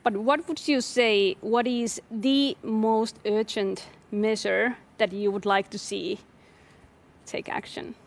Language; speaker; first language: English; non-native, fluent; Finnish